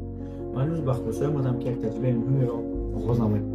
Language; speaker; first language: Persian; non-native, local second language; Tajik